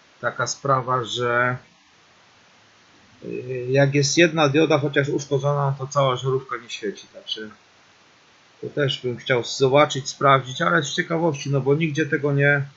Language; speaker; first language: Polish; native; Polish